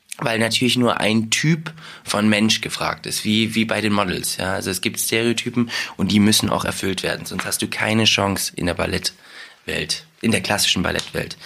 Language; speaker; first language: German; early bilingual, other home language; Russian